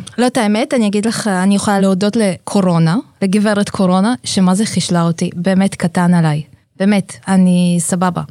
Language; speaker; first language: Hebrew; early bilingual, other home language; Russian